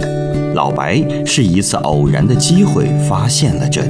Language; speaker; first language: Chinese; native; Chinese